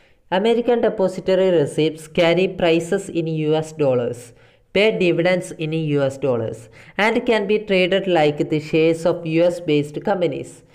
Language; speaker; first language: English; non-native, local second language; Malayalam